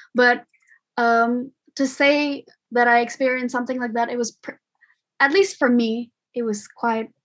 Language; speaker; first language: English; non-native, fluent; Indonesian